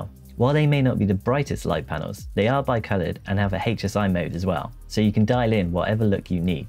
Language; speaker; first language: English; native; English